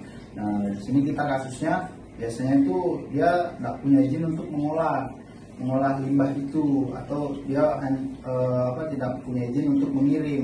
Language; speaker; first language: Indonesian; native; Indonesian